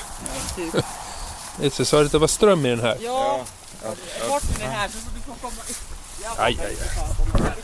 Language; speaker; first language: Swedish; native; Swedish